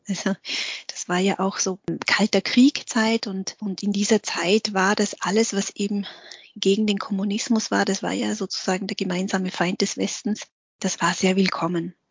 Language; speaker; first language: German; early bilingual, other home language; Vietnamese